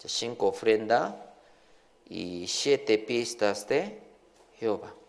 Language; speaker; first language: Spanish; non-native, learner; Korean